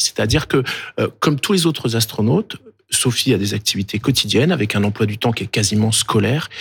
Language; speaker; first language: French; native; French